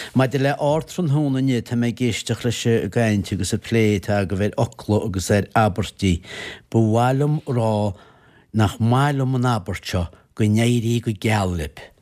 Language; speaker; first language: Irish; native; Irish